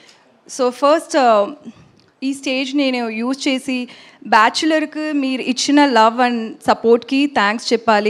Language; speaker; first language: Telugu; non-native, learner; Tamil